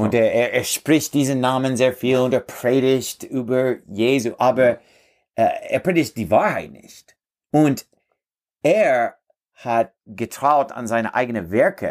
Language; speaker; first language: German; non-native, fluent; English